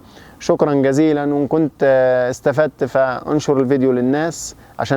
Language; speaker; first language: Arabic; native; Arabic